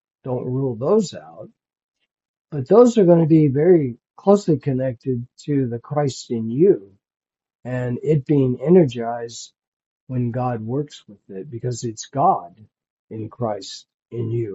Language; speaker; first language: English; native; English